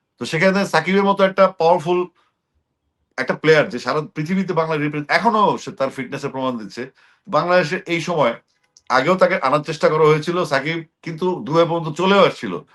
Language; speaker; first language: Bangla; native; Bangla